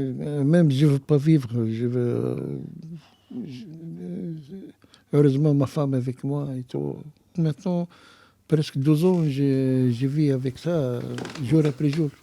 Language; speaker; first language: French; non-native, learner; Arabic